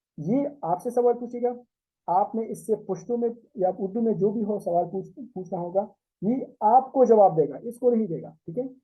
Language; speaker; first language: Urdu; non-native, local second language; Pashto